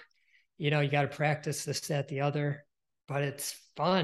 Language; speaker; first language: English; native; English